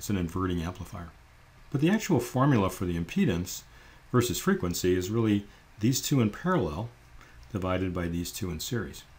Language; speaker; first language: English; native; English